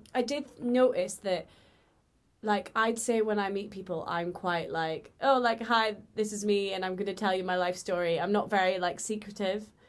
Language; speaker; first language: English; native; English